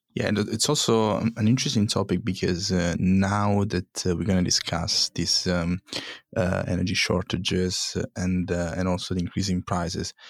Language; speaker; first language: English; non-native, fluent; Italian